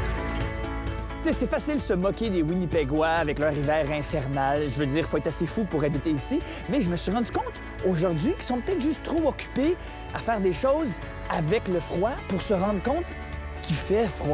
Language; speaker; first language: French; native; French